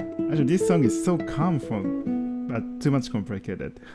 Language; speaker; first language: English; non-native, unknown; Japanese